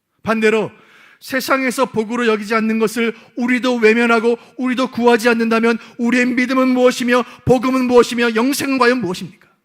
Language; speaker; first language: Korean; native; Korean